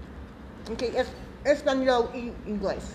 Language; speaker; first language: Spanish; non-native, learner; English